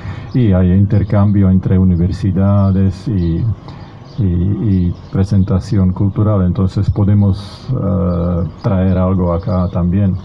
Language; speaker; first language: Spanish; non-native, fluent; Slovak